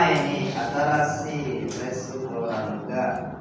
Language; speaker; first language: Japanese; non-native, learner; Indonesian